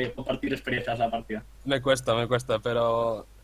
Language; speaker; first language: Spanish; non-native, fluent; Dutch